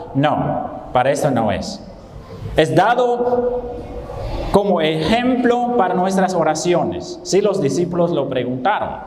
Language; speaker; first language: Spanish; non-native, fluent; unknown